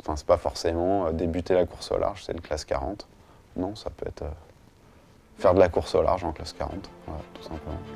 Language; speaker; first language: French; native; French